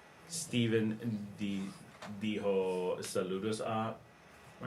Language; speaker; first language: Spanish; non-native, learner; English